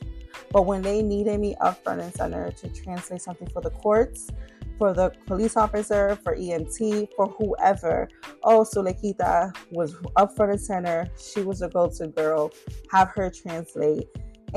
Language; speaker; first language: English; early bilingual, other home language; Spanish